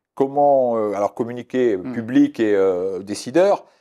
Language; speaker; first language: French; native; French